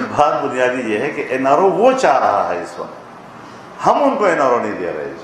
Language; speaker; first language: Urdu; non-native, local second language; Pashto